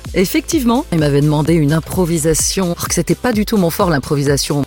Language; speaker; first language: French; native; French